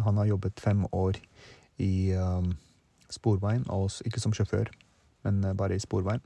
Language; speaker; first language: Norwegian; early bilingual, other home language; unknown